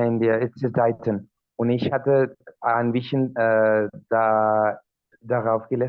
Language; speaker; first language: German; non-native, learner; Spanish